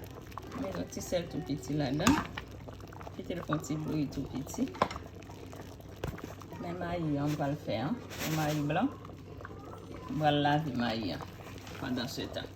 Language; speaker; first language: French; non-native, learner; Haitian Creole